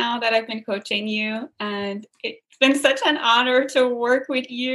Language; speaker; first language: English; non-native, fluent; French